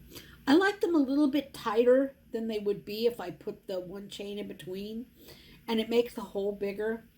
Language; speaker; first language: English; native; English